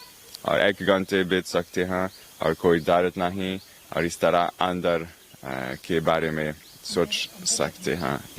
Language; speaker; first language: Hindi; non-native, learner; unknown